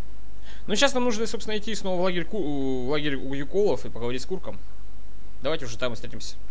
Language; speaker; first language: Russian; native; Russian